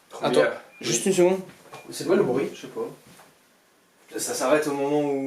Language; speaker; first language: French; native; French